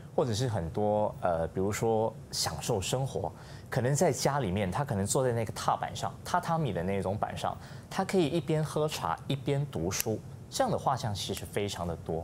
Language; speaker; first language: Chinese; native; Chinese